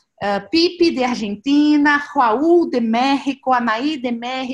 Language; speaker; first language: Spanish; non-native, learner; Portuguese